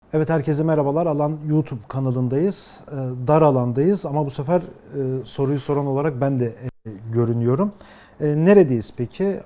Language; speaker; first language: Turkish; native; Turkish